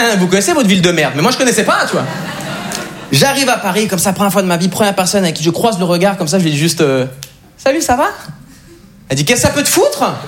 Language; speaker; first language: French; native; French